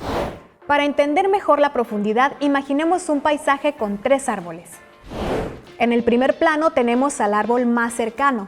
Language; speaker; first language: Spanish; native; Spanish